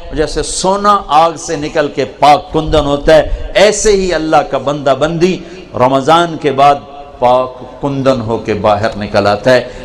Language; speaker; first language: Urdu; non-native, local second language; Punjabi